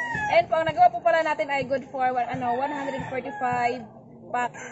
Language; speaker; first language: Filipino; non-native, local second language; Cebuano